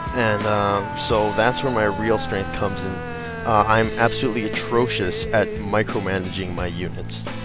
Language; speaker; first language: English; native; English